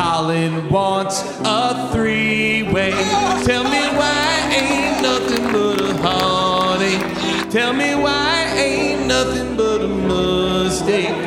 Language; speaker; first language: English; native; English